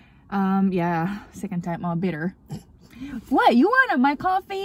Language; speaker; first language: English; non-native, fluent; Japanese